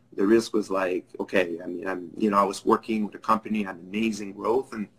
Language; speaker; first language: English; non-native, fluent; French